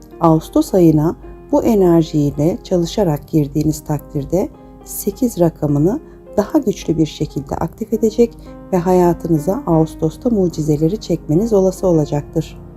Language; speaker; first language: Turkish; native; Turkish